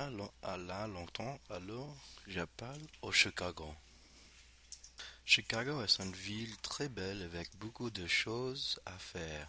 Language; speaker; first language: French; non-native, learner; English